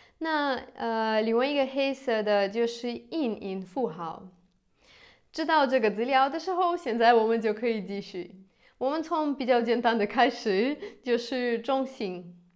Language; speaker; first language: Chinese; non-native, fluent; Russian